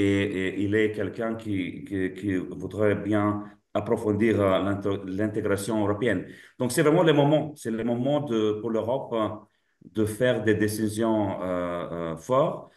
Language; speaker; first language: French; non-native, fluent; Lithuanian